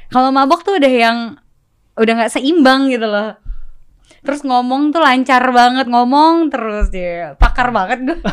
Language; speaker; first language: Indonesian; native; Indonesian